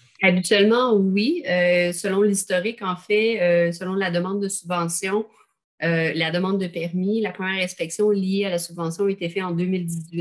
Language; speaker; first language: French; native; French